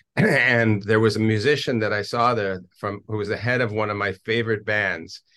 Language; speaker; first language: English; native; English